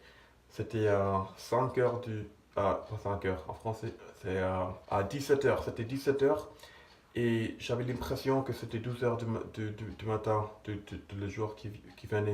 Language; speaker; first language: French; non-native, fluent; English